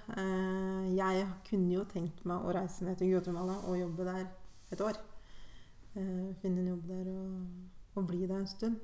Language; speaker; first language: Norwegian; native; Norwegian